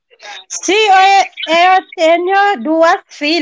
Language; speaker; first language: Portuguese; non-native, learner; Haitian Creole